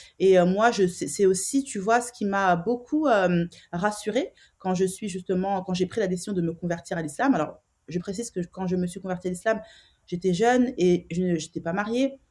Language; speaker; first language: French; native; French